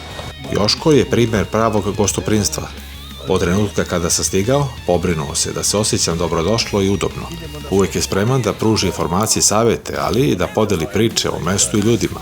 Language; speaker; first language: Serbian; native; Serbian